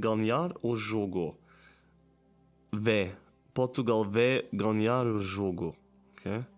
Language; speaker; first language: Portuguese; non-native, learner; German